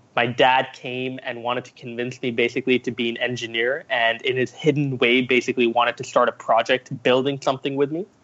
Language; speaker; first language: English; early bilingual, other home language; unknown